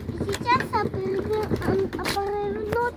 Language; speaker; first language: Russian; early bilingual, heritage; Russian